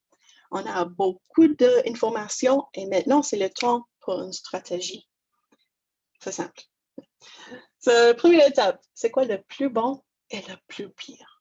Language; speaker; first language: French; non-native, fluent; English